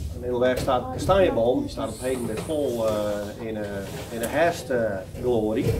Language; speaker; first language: Dutch; native; Dutch